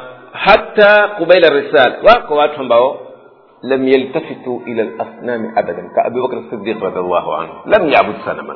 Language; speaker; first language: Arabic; non-native, fluent; Swahili